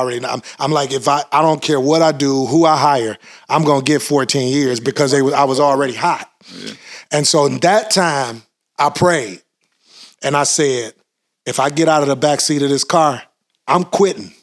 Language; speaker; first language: English; native; English